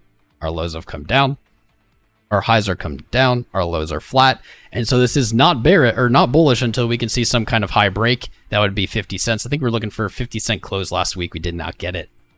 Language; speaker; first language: English; native; English